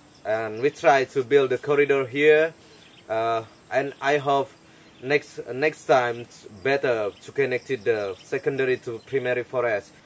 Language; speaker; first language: English; non-native, learner; Indonesian